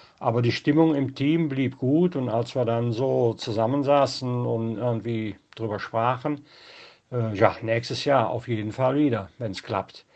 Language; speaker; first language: German; native; German